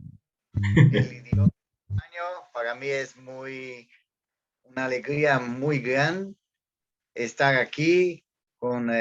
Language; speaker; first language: Spanish; non-native, learner; Portuguese